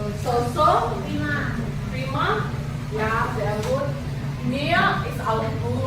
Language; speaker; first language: German; non-native, learner; Indonesian